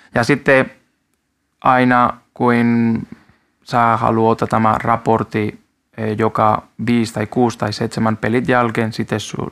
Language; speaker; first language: Finnish; non-native, fluent; Spanish